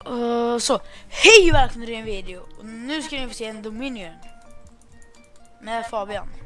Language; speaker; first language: Swedish; native; Swedish